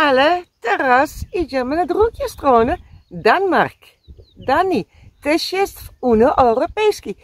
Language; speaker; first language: Polish; non-native, learner; Dutch